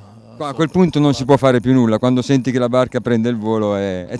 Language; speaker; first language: Italian; native; Italian